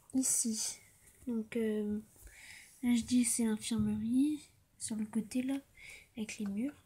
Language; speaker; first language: French; native; French